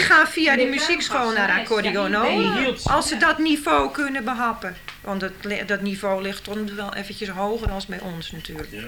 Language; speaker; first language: Dutch; native; Dutch